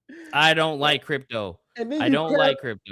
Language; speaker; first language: English; native; English